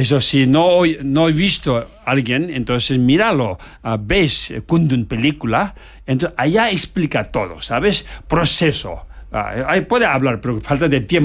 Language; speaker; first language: Spanish; non-native, learner; Tibetan